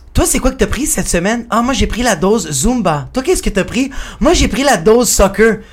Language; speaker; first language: French; early bilingual, other home language; Spanish